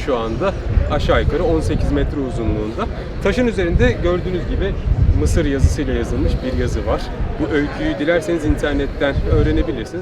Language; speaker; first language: Turkish; native; Turkish